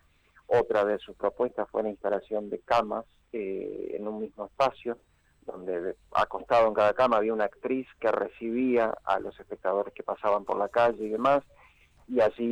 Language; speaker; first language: Spanish; native; Spanish